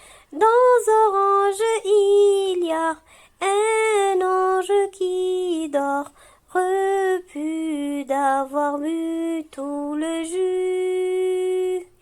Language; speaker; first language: French; non-native, local second language; Arabic